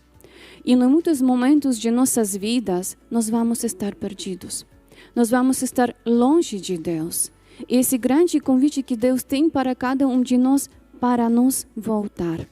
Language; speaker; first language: Portuguese; non-native, fluent; Polish